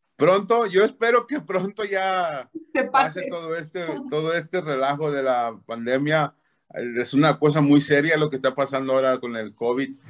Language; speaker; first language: Spanish; native; Spanish